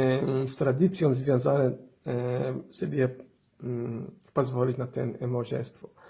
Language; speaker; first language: Polish; non-native, fluent; Somali